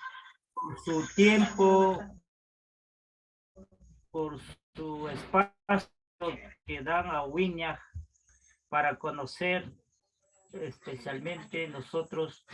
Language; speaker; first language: Spanish; non-native, local second language; Quechua